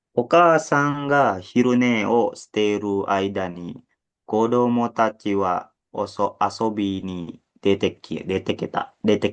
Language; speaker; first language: Japanese; non-native, learner; Indonesian